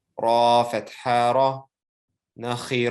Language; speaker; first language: Arabic; non-native, learner; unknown